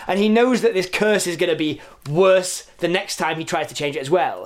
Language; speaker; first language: English; native; English